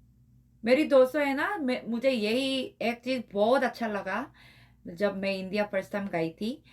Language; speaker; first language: Hindi; non-native, learner; Korean